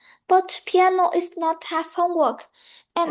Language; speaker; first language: English; non-native, learner; Vietnamese